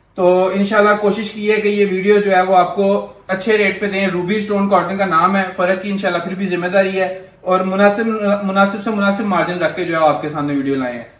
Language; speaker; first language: Urdu; non-native, local second language; Punjabi